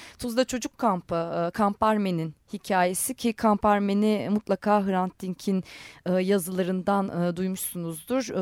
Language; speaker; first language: Turkish; non-native, local second language; Armenian